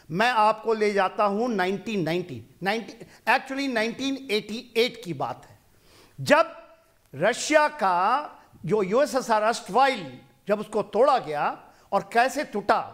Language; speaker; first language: Hindi; non-native, local second language; Punjabi